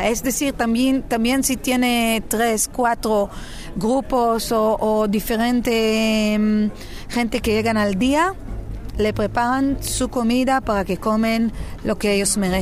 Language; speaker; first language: Spanish; non-native, fluent; Hebrew